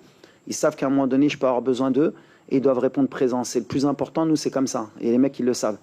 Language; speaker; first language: French; native; French